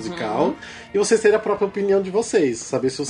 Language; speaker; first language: Portuguese; native; Portuguese